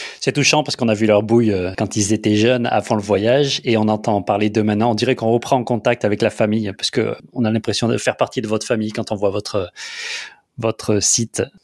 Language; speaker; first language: French; native; French